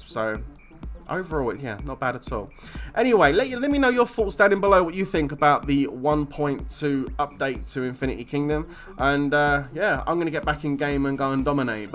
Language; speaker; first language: English; native; English